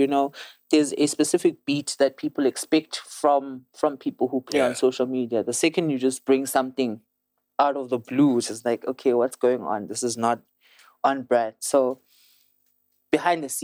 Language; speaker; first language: English; non-native, local second language; Zulu